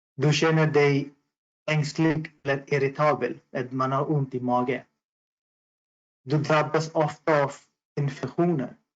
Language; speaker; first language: Swedish; non-native, fluent; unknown